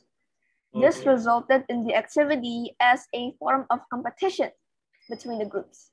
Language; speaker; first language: English; non-native, learner; Indonesian